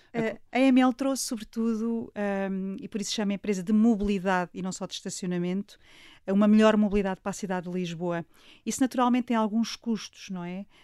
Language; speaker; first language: Portuguese; native; Portuguese